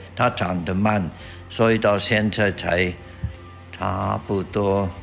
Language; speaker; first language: Chinese; non-native, fluent; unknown